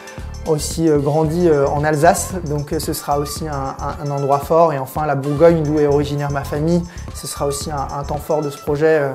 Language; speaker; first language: French; native; French